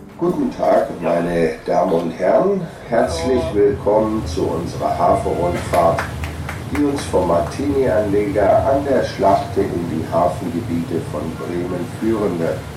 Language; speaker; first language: German; native; German